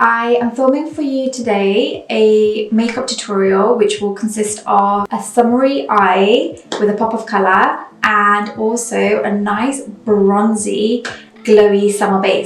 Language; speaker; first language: English; native; English